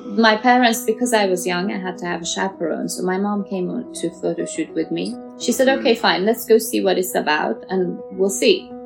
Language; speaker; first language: English; non-native, local second language; Persian